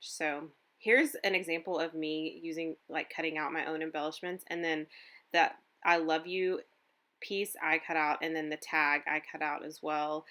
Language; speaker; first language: English; native; English